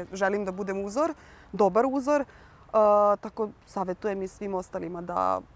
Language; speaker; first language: Serbian; early bilingual, other home language; Slovenian